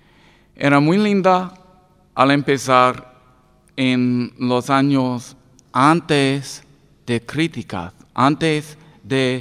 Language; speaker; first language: Spanish; non-native, learner; English